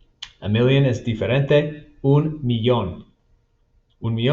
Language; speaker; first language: Spanish; non-native, fluent; English